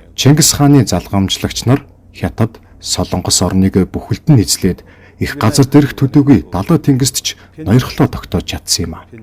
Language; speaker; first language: Mongolian; native; Mongolian